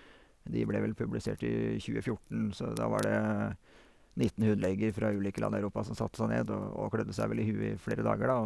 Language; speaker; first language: Norwegian; native; Norwegian